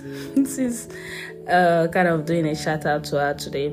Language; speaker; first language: English; non-native, local second language; Yoruba